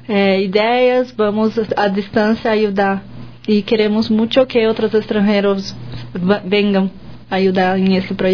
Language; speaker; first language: Spanish; non-native, learner; Portuguese